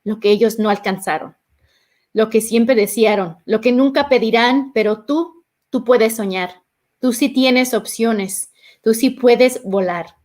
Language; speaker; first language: Spanish; early bilingual, heritage; Spanish